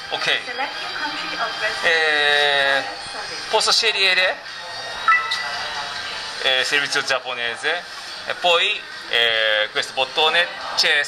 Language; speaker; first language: Italian; non-native, learner; Japanese